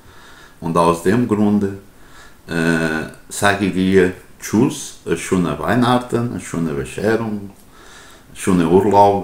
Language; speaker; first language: German; non-native, learner; Portuguese